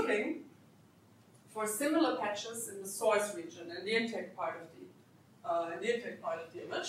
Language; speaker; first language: English; non-native, fluent; German